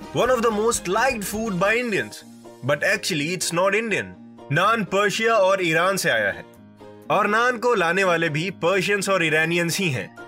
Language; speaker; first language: Hindi; native; Hindi